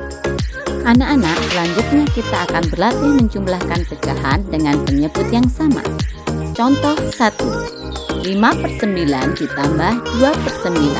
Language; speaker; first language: Indonesian; native; Indonesian